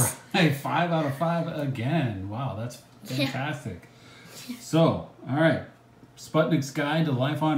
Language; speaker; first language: English; native; English